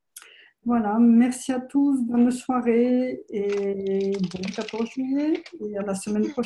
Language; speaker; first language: French; native; French